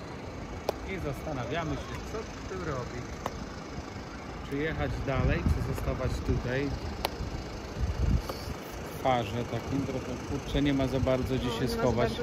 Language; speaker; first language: Polish; native; Polish